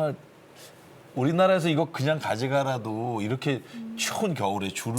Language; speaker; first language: Korean; native; Korean